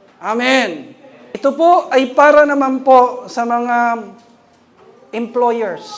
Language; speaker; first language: Filipino; native; Filipino